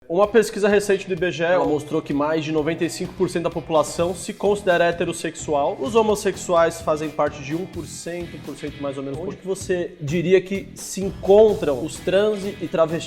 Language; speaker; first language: Portuguese; native; Portuguese